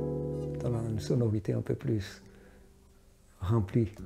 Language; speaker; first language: French; non-native, fluent; Portuguese